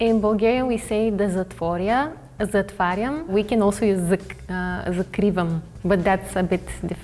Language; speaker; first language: English; non-native, fluent; Bulgarian